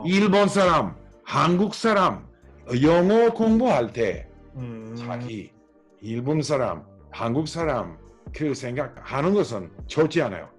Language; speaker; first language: Korean; non-native, learner; English